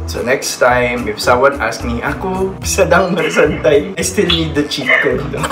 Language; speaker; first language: English; non-native, local second language; Filipino